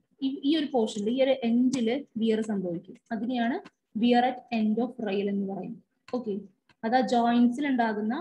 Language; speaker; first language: Malayalam; native; Malayalam